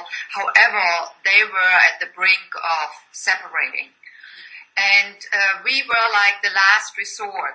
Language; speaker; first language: English; non-native, fluent; German